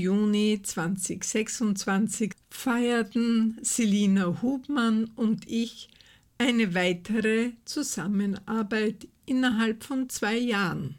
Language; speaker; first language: German; native; German